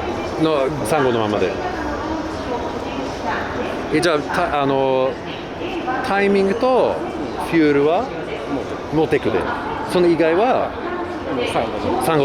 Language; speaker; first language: Japanese; non-native, fluent; English